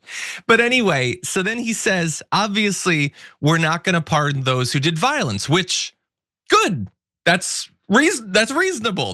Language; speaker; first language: English; native; English